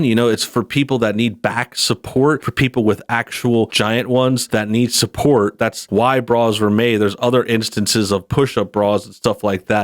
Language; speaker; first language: English; native; English